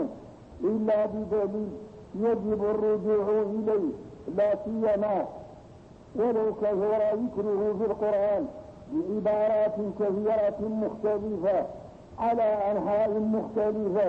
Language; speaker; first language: Arabic; native; Arabic